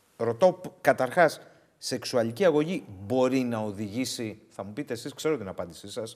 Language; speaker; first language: Greek; native; Greek